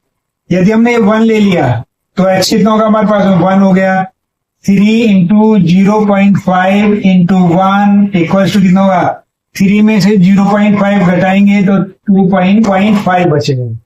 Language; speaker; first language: Hindi; native; Hindi